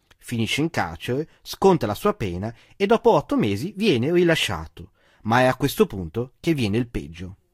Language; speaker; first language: Italian; native; Italian